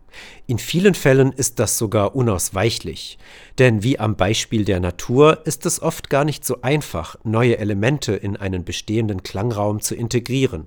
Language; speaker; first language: German; native; German